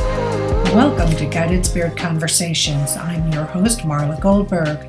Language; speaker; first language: English; native; English